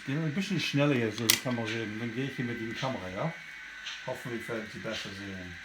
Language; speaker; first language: German; non-native, fluent; English